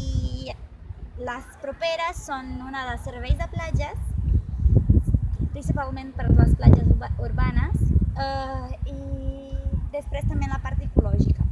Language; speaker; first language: Catalan; non-native, fluent; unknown